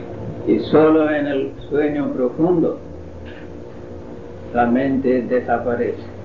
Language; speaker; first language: Spanish; non-native, fluent; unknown